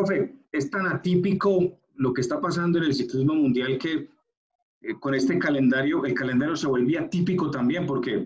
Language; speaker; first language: Spanish; native; Spanish